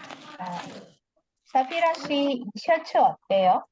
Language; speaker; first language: Korean; non-native, fluent; Indonesian